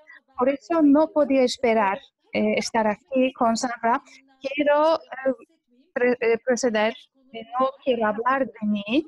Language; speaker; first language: Spanish; non-native, fluent; Turkish